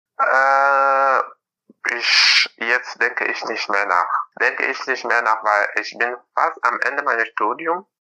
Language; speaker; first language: German; non-native, fluent; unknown